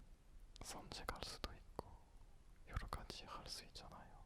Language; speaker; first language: Korean; non-native, fluent; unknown